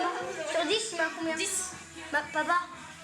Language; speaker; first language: French; native; French